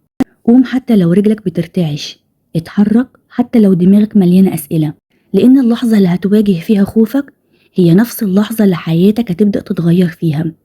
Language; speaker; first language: Arabic; native; Arabic